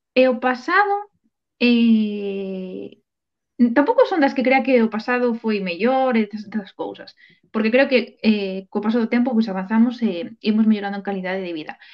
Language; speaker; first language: Galician; non-native, local second language; Spanish